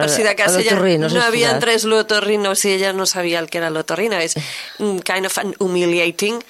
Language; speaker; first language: Catalan; native; Catalan